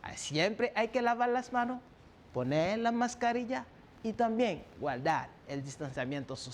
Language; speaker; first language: Spanish; non-native, fluent; French